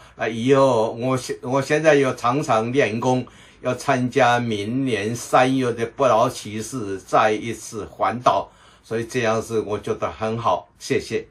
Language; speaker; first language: Chinese; non-native, local second language; Min Nan Chinese